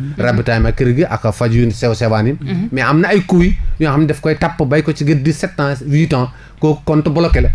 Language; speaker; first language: Wolof; non-native, local second language; Fula